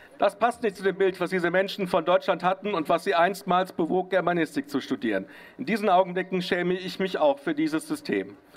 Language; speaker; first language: German; native; German